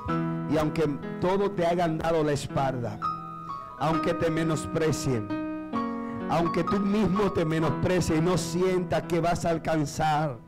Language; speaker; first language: Spanish; native; Spanish